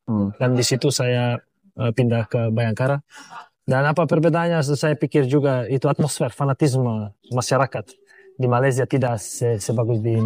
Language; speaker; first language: Indonesian; non-native, fluent; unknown